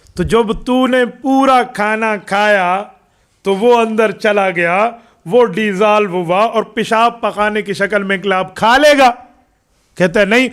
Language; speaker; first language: Urdu; non-native, local second language; Punjabi